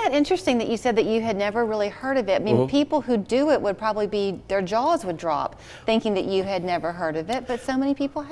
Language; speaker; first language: English; native; English